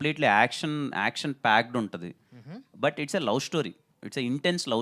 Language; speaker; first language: Telugu; native; Telugu